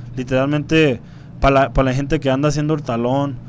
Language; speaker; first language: Spanish; early bilingual, heritage; Spanish